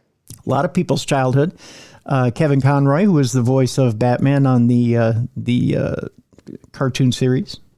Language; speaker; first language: English; native; English